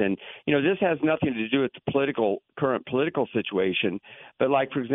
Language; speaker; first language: English; native; English